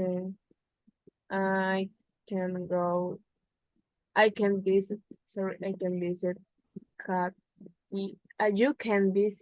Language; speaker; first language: English; non-native, learner; Spanish